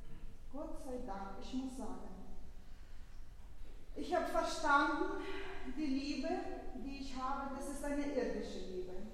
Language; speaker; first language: German; non-native, fluent; Russian